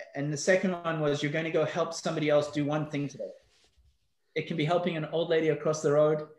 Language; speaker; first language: English; native; English